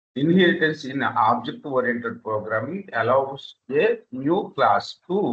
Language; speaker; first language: English; non-native, local second language; Telugu